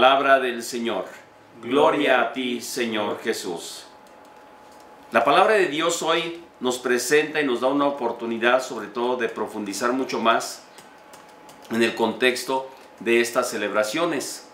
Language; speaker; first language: Spanish; native; Spanish